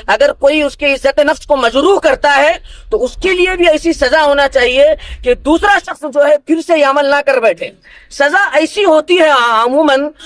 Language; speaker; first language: Urdu; native; Urdu